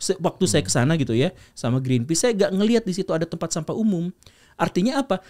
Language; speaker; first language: Indonesian; native; Indonesian